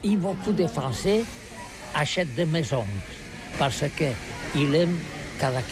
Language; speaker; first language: French; non-native, learner; Catalan